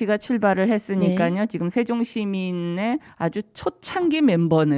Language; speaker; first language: Korean; native; Korean